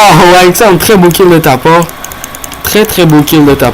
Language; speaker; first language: French; native; French